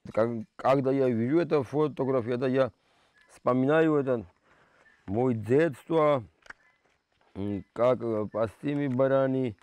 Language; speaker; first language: Russian; non-native, local second language; Georgian